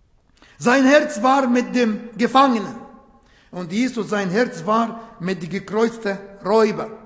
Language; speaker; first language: German; non-native, fluent; Arabic